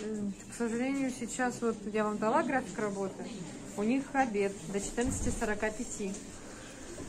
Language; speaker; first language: Russian; native; Russian